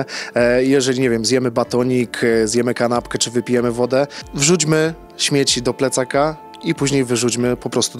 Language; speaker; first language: Polish; native; Polish